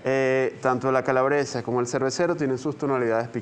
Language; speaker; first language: Spanish; native; Spanish